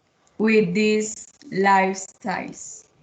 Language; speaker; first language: English; non-native, learner; Spanish